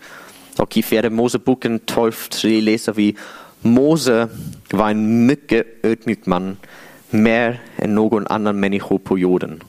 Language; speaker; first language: Swedish; non-native, fluent; English